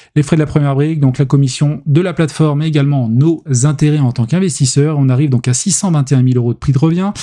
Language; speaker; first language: French; native; French